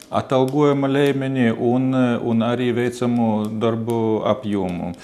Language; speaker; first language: Latvian; native; Latvian